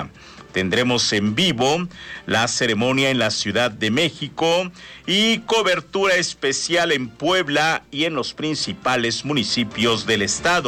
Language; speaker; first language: Spanish; native; Spanish